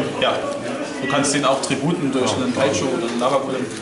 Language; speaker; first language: German; native; German